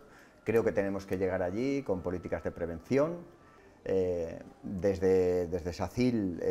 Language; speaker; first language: Spanish; native; Spanish